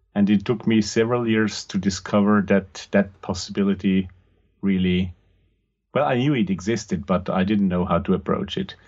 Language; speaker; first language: English; non-native, fluent; German